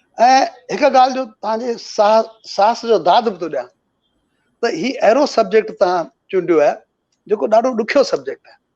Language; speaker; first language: Sindhi; native; Sindhi